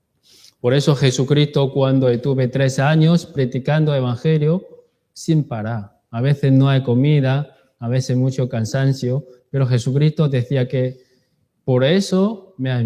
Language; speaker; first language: Spanish; non-native, learner; Chinese